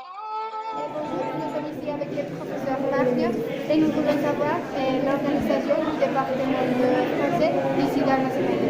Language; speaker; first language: French; non-native, learner; Spanish